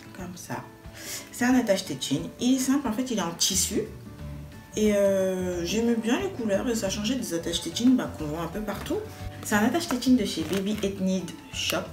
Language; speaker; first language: French; native; French